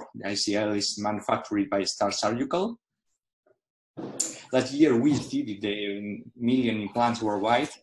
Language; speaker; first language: English; non-native, fluent; Spanish